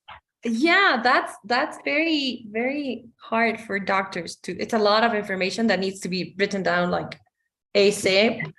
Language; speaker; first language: English; non-native, fluent; Spanish